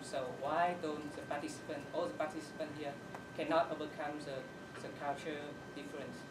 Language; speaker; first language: English; non-native, learner; Vietnamese